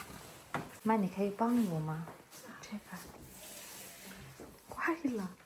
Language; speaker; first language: Chinese; non-native, learner; Filipino